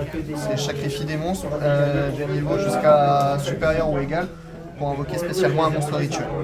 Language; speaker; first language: French; native; French